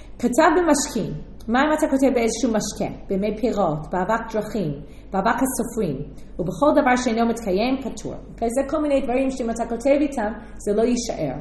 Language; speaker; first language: Hebrew; non-native, fluent; English